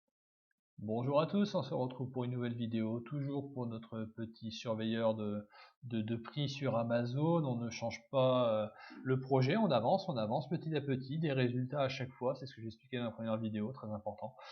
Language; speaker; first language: French; native; French